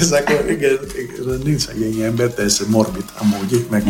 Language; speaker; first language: Hungarian; non-native, fluent; Greek